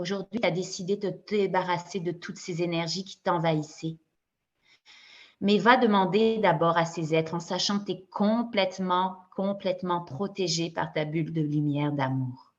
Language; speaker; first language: French; native; French